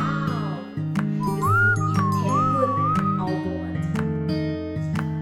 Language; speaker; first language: English; non-native, learner; Thai